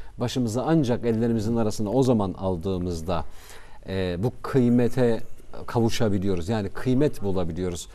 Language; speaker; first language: Turkish; native; Turkish